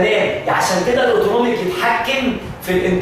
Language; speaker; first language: Arabic; native; Arabic